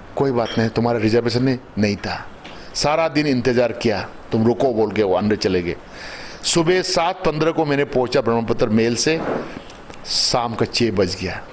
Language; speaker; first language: Hindi; non-native, local second language; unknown